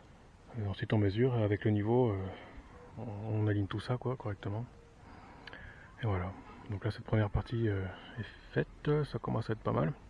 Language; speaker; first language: French; native; French